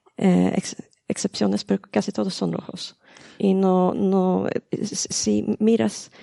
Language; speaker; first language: Spanish; non-native, learner; Swedish